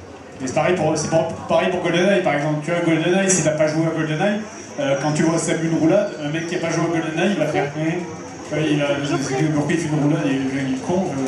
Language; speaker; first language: French; native; French